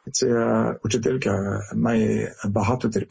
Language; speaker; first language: Ukrainian; non-native, learner; French